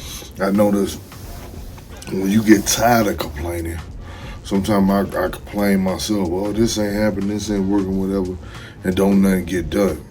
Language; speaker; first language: English; native; English